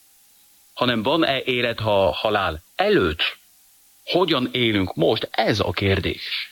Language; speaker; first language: Hungarian; non-native, fluent; French